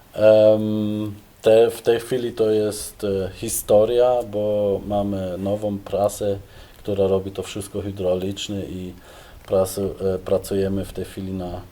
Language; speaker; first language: Polish; non-native, fluent; German